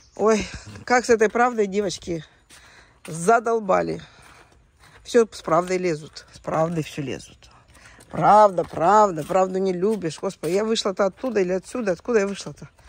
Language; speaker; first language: Russian; native; Russian